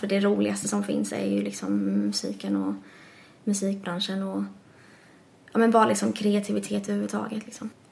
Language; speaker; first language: Swedish; early bilingual, other home language; English